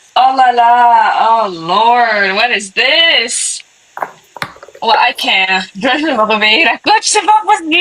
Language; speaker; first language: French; non-native, local second language; Lingala